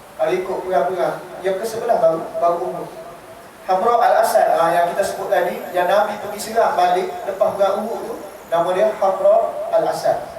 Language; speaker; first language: Malay; native; Malay